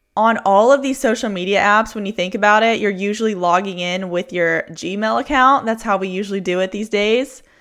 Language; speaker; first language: English; native; English